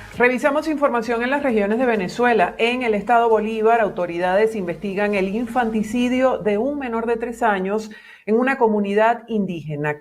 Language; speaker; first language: Spanish; native; Spanish